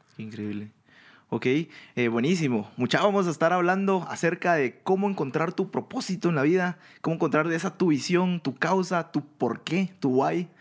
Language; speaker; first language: Spanish; native; Spanish